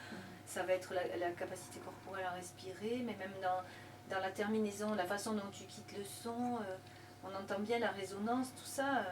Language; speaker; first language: French; native; French